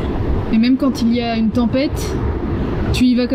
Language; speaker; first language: French; native; French